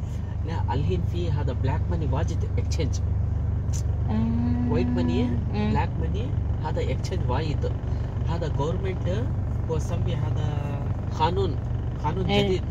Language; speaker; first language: Arabic; non-native, learner; Hindi